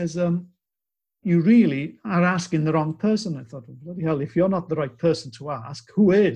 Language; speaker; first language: English; native; English